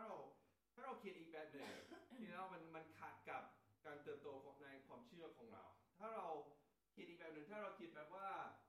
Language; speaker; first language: Thai; non-native, fluent; English